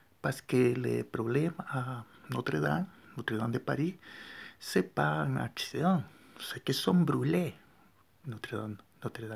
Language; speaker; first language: French; non-native, learner; Spanish